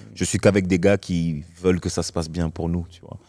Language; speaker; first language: French; native; French